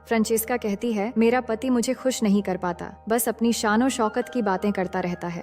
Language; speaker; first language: Hindi; native; Hindi